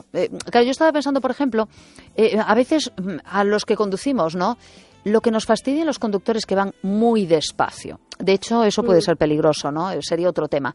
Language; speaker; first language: Spanish; native; Spanish